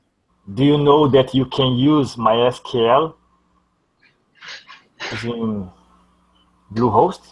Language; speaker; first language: English; non-native, learner; Portuguese